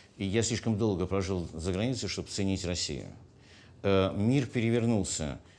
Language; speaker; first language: Russian; native; Russian